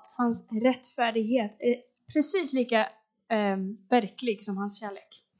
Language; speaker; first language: Swedish; native; Swedish